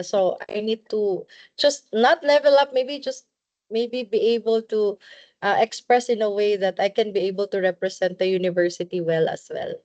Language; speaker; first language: English; non-native, local second language; Cebuano